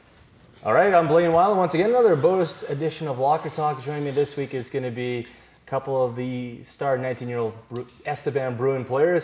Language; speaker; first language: English; native; English